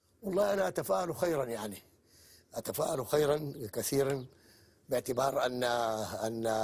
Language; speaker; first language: Arabic; native; Arabic